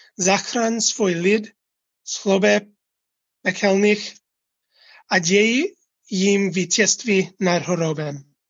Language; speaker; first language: Czech; non-native, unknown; English